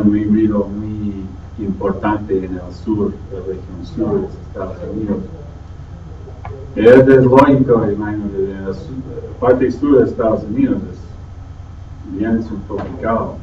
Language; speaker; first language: Spanish; non-native, fluent; English